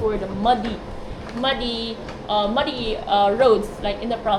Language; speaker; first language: English; non-native, local second language; Filipino